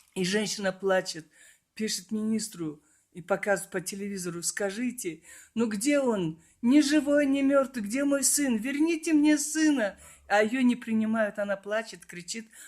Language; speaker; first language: Russian; non-native, local second language; Karachay-Balkar